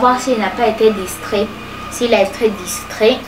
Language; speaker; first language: French; non-native, local second language; Kinyarwanda